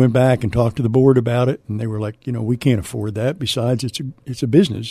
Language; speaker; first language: English; native; English